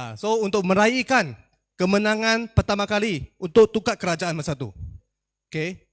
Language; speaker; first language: Malay; non-native, local second language; Chinese